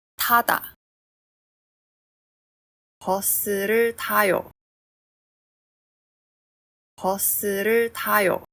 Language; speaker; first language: Korean; non-native, fluent; Chinese